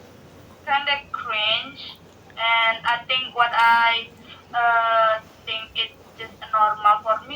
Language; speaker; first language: English; non-native, learner; Indonesian